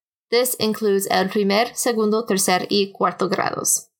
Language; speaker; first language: Spanish; non-native, fluent; English